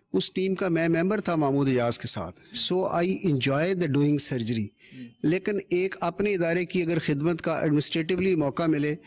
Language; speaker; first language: Urdu; non-native, local second language; Punjabi